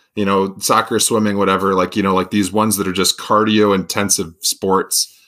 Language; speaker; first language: English; native; English